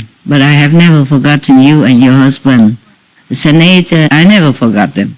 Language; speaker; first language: English; non-native, fluent; Vietnamese